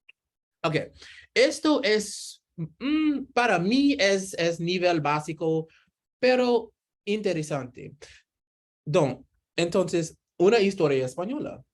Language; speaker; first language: Spanish; non-native, learner; English